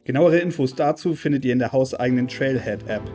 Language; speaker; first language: German; native; German